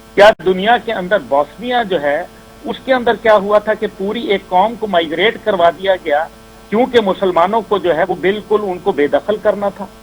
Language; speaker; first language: Urdu; native; Urdu